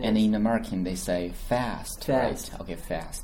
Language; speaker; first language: English; non-native, fluent; Chinese